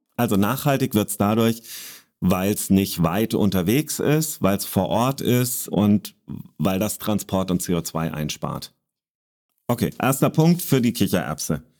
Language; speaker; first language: German; native; German